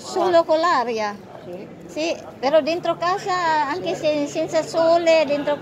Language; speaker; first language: Italian; non-native, fluent; Filipino